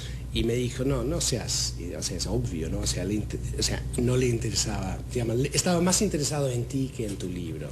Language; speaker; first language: Spanish; non-native, fluent; English